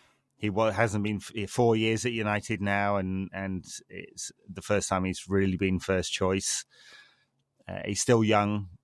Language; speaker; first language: English; native; English